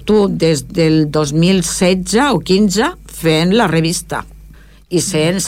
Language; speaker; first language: Catalan; native; Catalan